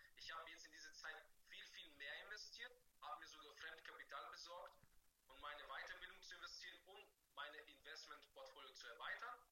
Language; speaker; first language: German; non-native, fluent; Bulgarian